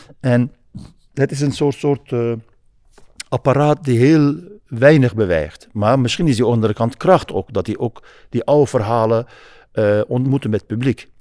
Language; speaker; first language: Dutch; non-native, fluent; Kurdish